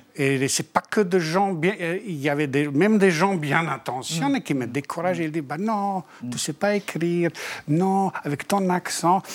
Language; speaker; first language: French; non-native, fluent; Bosnian